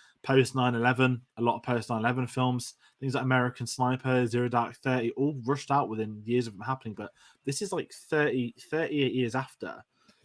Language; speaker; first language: English; native; English